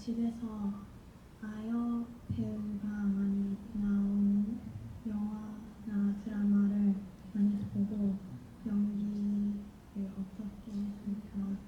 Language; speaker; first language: Korean; non-native, learner; Japanese